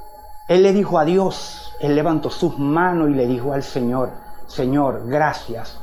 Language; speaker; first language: Spanish; native; Spanish